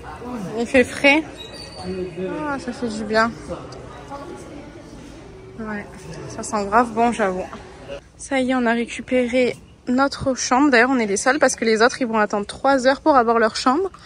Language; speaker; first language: French; native; French